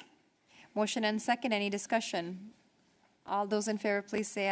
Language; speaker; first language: English; native; English